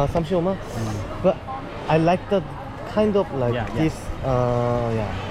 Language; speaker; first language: English; non-native, learner; Korean